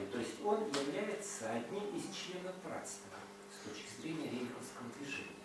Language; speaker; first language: Russian; native; Russian